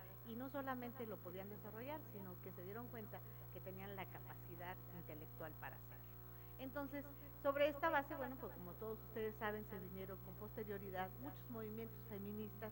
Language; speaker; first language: Spanish; native; Spanish